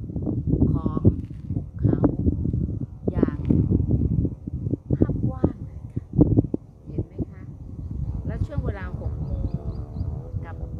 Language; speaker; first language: Thai; native; Thai